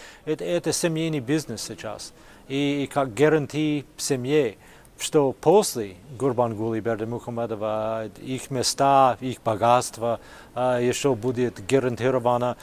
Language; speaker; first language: Russian; non-native, fluent; English